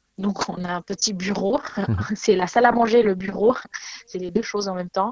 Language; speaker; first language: French; non-native, fluent; Ukrainian